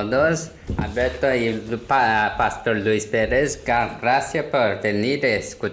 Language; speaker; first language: Spanish; non-native, learner; Korean